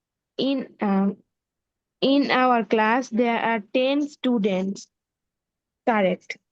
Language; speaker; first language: English; non-native, learner; Bangla